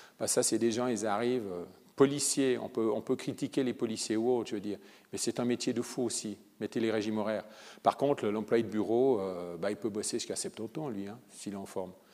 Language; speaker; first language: French; early bilingual, other home language; Italian